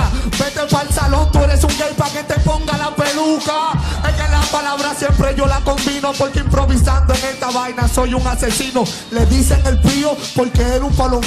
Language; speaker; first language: Spanish; native; Spanish